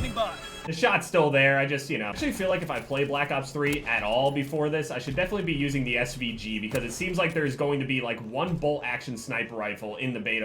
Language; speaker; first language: English; native; English